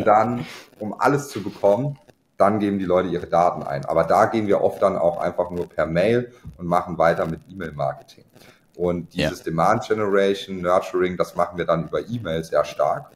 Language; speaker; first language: German; native; German